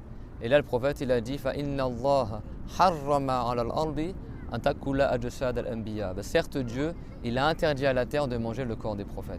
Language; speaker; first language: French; native; French